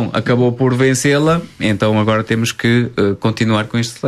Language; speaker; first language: Portuguese; native; Portuguese